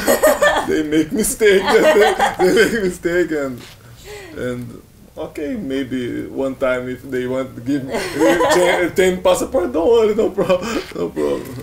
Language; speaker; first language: English; non-native, learner; Portuguese